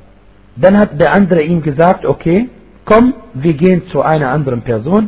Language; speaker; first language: German; non-native, fluent; Arabic